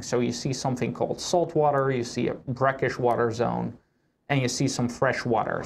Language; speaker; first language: English; non-native, fluent; Dutch